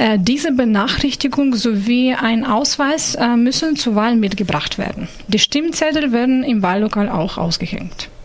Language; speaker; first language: German; non-native, fluent; Ukrainian